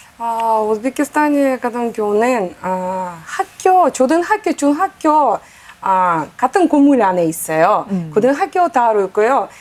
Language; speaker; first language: Korean; non-native, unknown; Uzbek